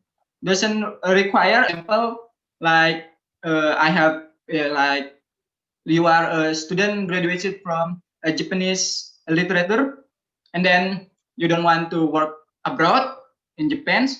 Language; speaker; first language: English; non-native, learner; Indonesian